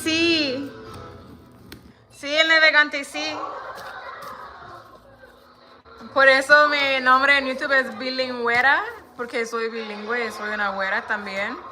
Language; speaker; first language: Spanish; non-native, learner; English